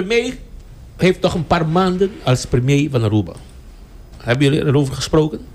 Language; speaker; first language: Dutch; non-native, local second language; Papiamento